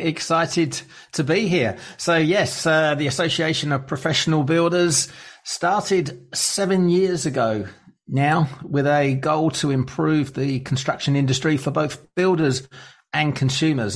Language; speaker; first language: English; native; English